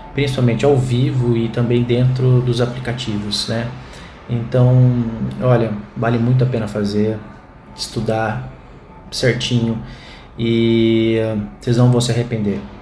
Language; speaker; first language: Portuguese; native; Portuguese